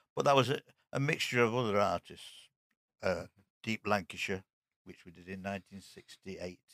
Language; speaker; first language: English; native; English